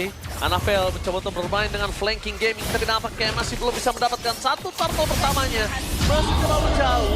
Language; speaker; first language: Indonesian; native; Indonesian